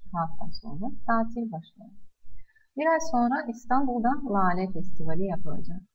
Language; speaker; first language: Turkish; non-native, fluent; Russian